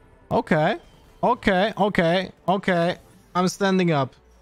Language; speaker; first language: English; non-native, fluent; Polish